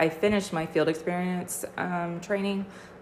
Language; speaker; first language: English; native; English